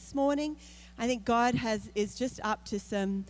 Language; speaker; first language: English; native; English